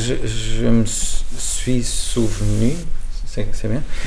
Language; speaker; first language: French; non-native, learner; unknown